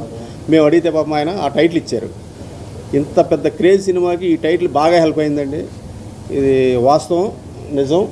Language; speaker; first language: Telugu; native; Telugu